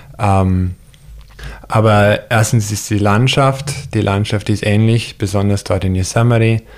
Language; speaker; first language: German; early bilingual, heritage; German